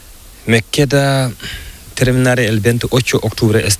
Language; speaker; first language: Spanish; non-native, learner; Fula